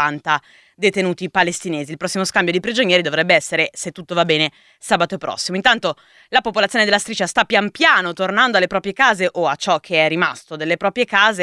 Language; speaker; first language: Italian; native; Italian